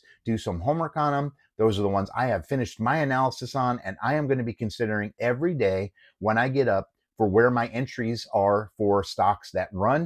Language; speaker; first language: English; native; English